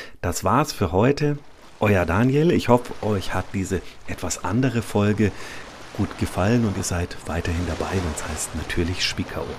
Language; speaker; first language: German; native; German